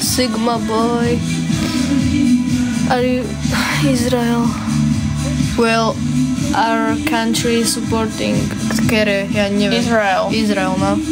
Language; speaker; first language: English; non-native, learner; Slovak